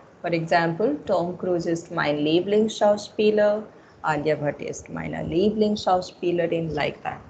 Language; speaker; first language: German; non-native, fluent; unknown